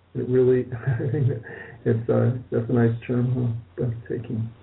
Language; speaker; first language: English; native; English